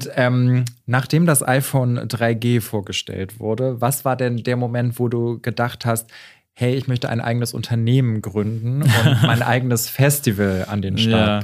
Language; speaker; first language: German; native; German